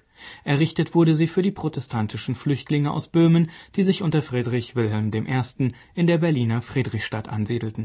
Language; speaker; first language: German; native; German